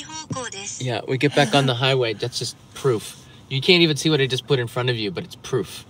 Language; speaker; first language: English; native; English